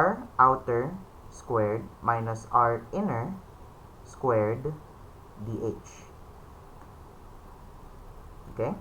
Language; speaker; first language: English; non-native, local second language; Filipino